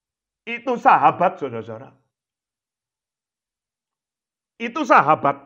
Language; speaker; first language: Indonesian; native; Indonesian